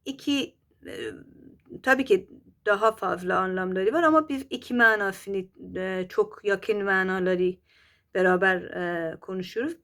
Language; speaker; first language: Turkish; non-native, fluent; Persian